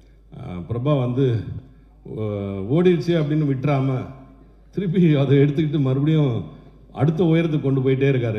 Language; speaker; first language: Tamil; native; Tamil